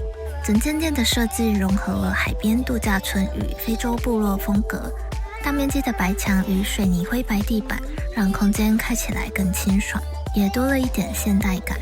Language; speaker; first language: Chinese; native; Chinese